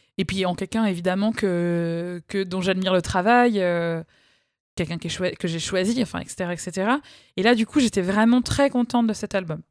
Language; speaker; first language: French; native; French